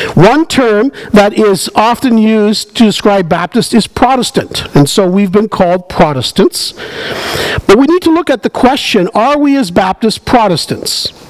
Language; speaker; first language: English; native; English